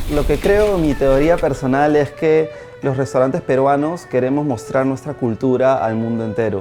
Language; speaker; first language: Spanish; native; Spanish